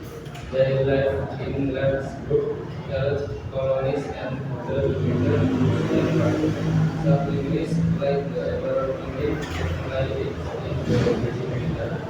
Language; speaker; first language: English; non-native, learner; Indonesian